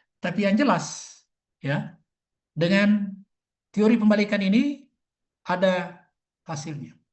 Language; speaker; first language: Indonesian; non-native, local second language; Buginese